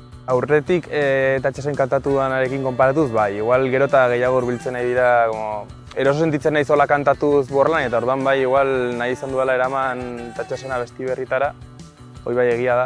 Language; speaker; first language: Basque; native; Basque